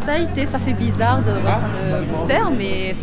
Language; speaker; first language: French; native; French